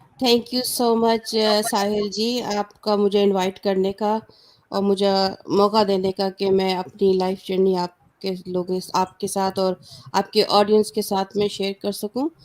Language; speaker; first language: Urdu; native; Urdu